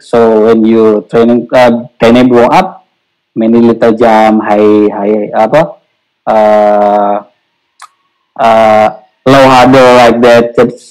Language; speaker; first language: English; non-native, learner; Indonesian